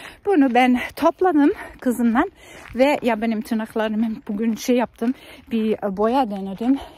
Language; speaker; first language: Turkish; non-native, fluent; German